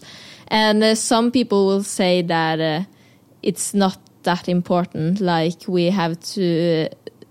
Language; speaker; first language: English; non-native, fluent; Norwegian